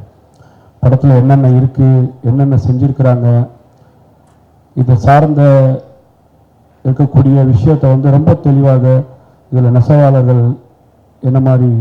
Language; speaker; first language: Tamil; native; Tamil